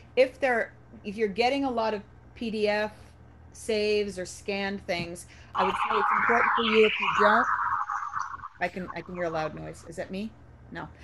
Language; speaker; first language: English; native; English